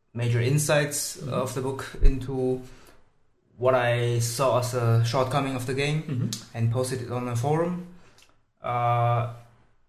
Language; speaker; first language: English; non-native, fluent; Chinese